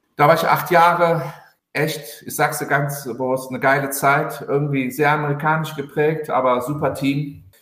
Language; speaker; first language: German; early bilingual, other home language; Turkish